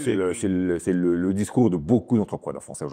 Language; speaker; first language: French; native; French